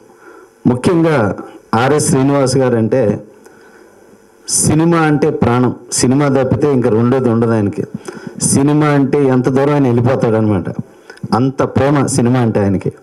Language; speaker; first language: Telugu; native; Telugu